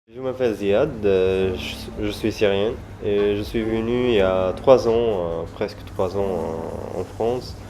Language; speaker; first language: French; non-native, learner; Arabic